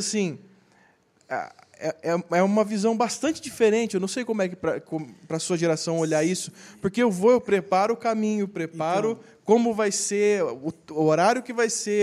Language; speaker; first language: Portuguese; native; Portuguese